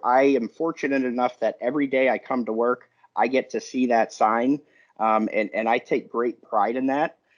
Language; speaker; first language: English; native; English